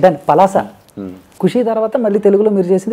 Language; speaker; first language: Telugu; native; Telugu